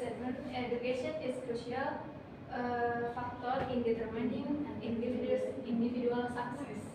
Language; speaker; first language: English; non-native, learner; Indonesian